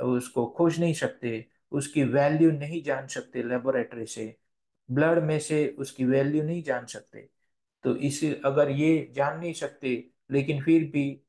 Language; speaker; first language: Hindi; non-native, local second language; Gujarati